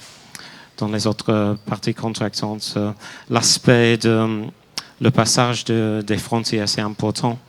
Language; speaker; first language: French; non-native, fluent; English